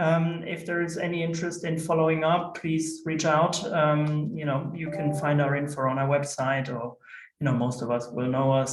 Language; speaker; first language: English; non-native, fluent; German